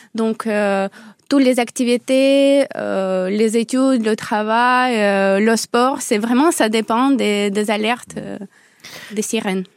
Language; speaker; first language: French; non-native, fluent; Ukrainian